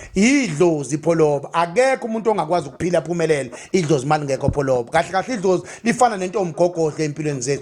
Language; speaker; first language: Zulu; native; Zulu